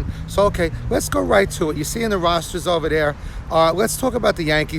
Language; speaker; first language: English; native; English